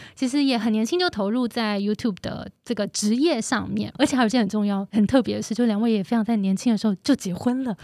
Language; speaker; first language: Chinese; native; Chinese